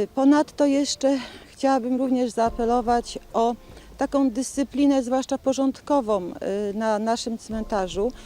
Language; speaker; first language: Polish; native; Polish